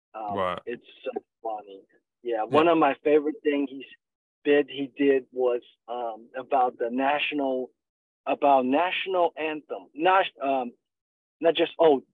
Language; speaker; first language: English; non-native, fluent; Chinese